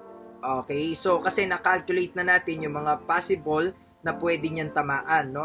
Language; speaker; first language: Filipino; native; Filipino